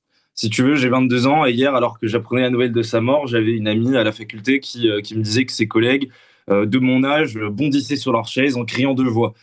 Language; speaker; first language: French; native; French